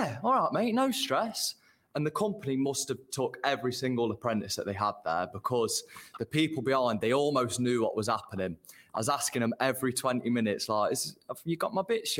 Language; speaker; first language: English; native; English